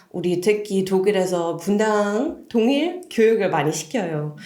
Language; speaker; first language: Korean; non-native, fluent; German